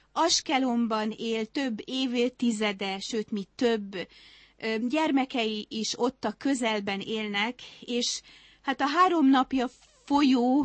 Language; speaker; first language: Hungarian; native; Hungarian